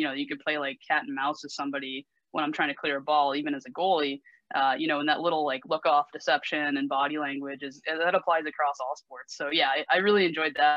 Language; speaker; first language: English; native; English